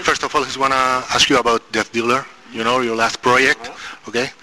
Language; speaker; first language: English; non-native, fluent; Spanish